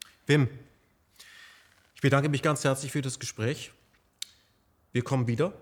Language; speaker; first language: German; native; German